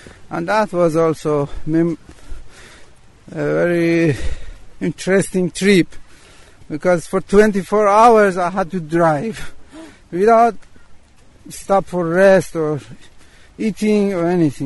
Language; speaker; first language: English; non-native, fluent; Persian